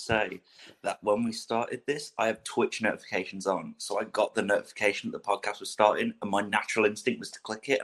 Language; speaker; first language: English; native; English